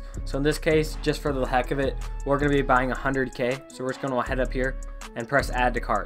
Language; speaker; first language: English; native; English